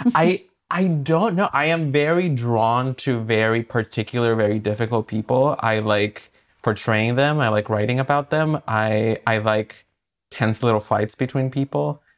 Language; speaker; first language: English; non-native, fluent; Spanish